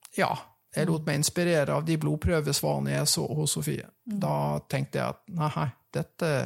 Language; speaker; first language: Norwegian; native; Norwegian